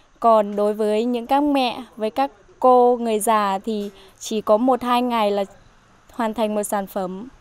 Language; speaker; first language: Vietnamese; non-native, local second language; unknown